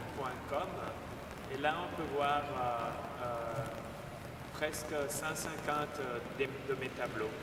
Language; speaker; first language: French; non-native, fluent; Spanish